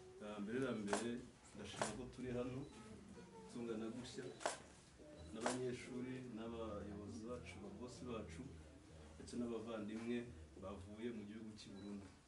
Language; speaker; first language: Kinyarwanda; native; Kinyarwanda